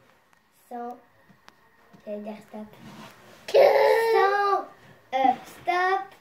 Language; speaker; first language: French; native; French